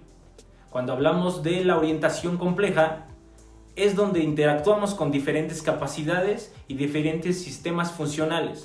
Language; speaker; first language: Spanish; native; Spanish